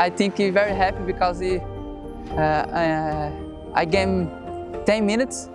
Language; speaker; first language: English; non-native, learner; Portuguese